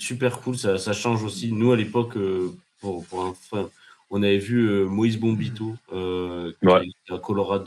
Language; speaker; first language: French; native; French